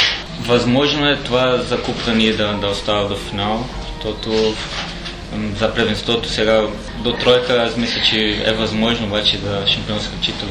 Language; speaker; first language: Bulgarian; non-native, learner; Portuguese